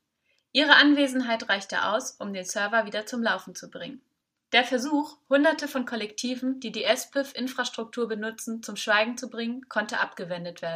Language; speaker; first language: German; native; German